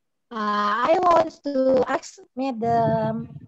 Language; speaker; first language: English; non-native, learner; Indonesian